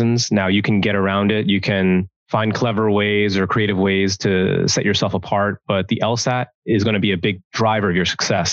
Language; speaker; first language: English; native; English